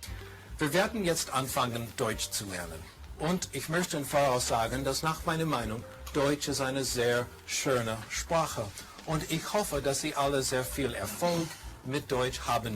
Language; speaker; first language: German; non-native, fluent; English